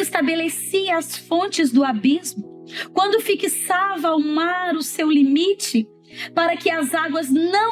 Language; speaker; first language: Portuguese; native; Portuguese